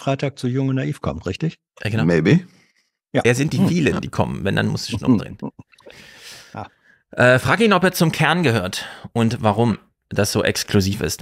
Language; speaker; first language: German; native; German